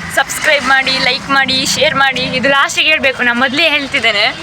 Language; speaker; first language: Kannada; non-native, local second language; Tulu